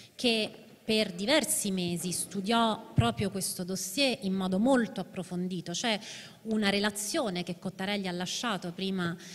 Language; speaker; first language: Italian; native; Italian